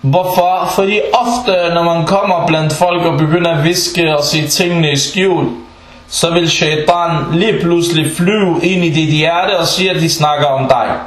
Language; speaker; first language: Danish; non-native, fluent; Arabic